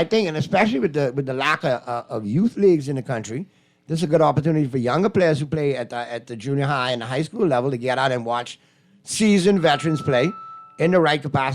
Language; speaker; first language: English; native; English